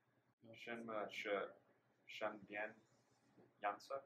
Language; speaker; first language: Chinese; non-native, learner; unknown